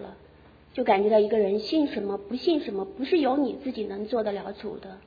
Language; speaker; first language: Chinese; native; Chinese